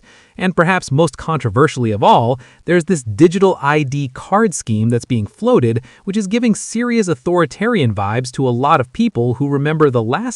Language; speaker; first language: English; native; English